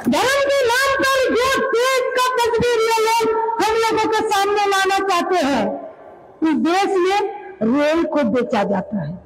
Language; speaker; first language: Hindi; non-native, local second language; Bangla